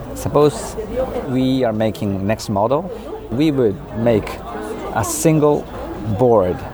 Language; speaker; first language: English; non-native, fluent; Japanese